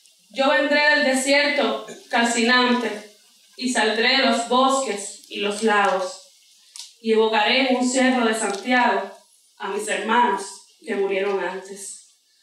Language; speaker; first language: Spanish; native; Spanish